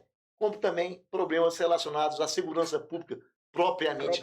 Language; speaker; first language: Portuguese; native; Portuguese